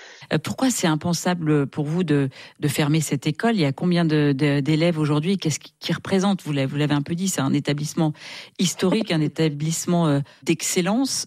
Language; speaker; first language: French; native; French